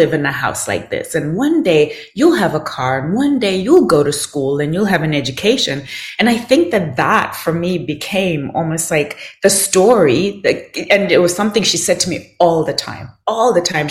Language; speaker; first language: English; non-native, local second language; Shona